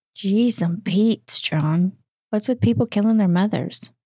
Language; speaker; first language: English; native; English